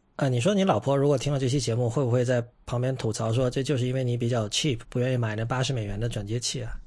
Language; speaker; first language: Chinese; native; Chinese